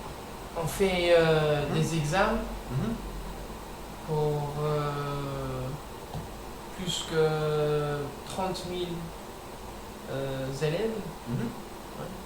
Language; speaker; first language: French; non-native, learner; English